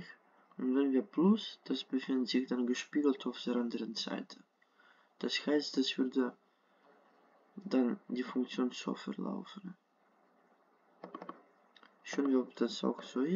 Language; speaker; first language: German; non-native, fluent; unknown